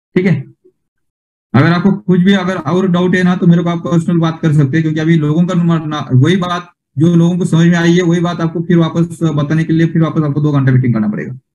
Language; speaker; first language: Hindi; native; Hindi